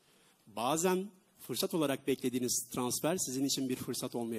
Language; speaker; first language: Turkish; native; Turkish